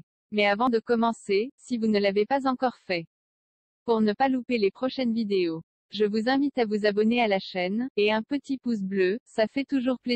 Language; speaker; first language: French; native; French